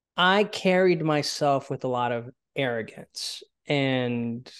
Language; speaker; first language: English; early bilingual, other home language; Spanish